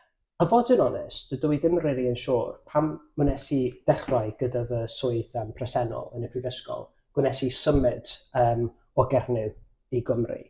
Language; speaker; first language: Welsh; non-native, fluent; English